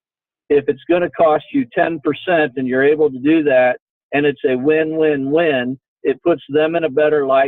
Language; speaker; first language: English; native; English